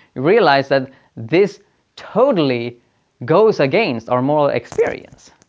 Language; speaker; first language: English; non-native, fluent; Swedish